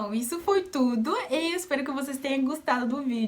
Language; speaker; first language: Portuguese; non-native, fluent; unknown